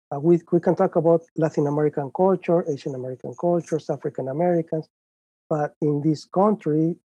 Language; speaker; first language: English; non-native, fluent; Spanish